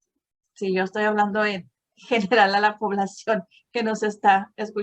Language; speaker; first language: Spanish; native; Spanish